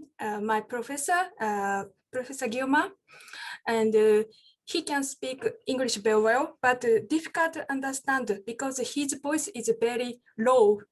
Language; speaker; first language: English; non-native, learner; Japanese